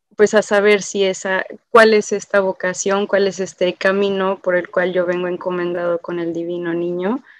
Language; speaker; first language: Spanish; native; Spanish